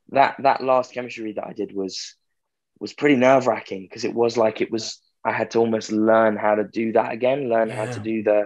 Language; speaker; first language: English; native; English